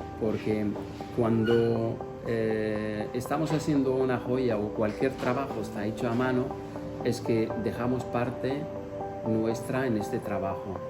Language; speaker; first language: Spanish; non-native, fluent; Arabic